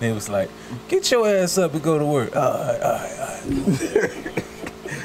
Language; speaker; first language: English; native; English